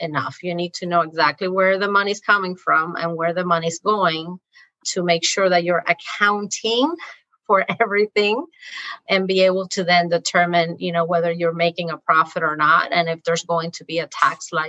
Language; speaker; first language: English; non-native, fluent; Spanish